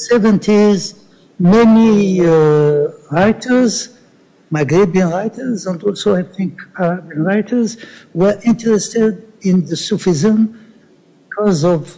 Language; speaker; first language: English; non-native, learner; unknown